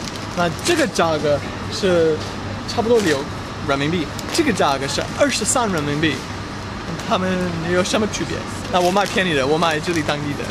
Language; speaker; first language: Chinese; non-native, fluent; English